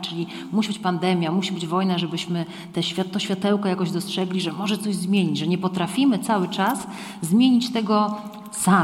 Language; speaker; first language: Polish; native; Polish